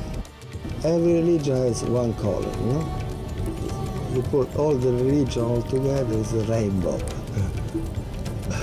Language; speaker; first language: English; non-native, learner; Italian